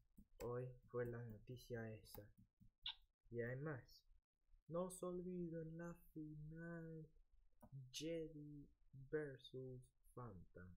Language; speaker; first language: Spanish; early bilingual, heritage; Spanish